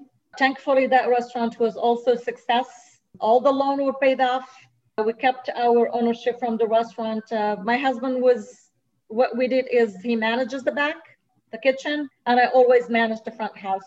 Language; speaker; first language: English; non-native, fluent; Arabic